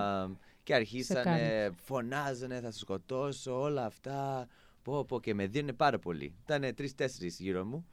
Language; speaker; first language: Greek; non-native, fluent; English